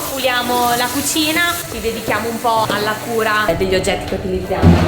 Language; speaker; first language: Italian; native; Italian